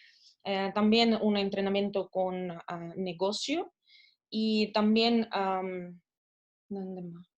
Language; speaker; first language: Spanish; non-native, learner; Russian